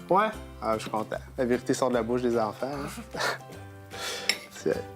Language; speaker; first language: French; native; French